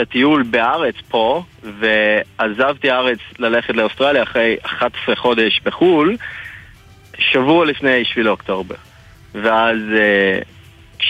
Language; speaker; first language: Hebrew; non-native, fluent; English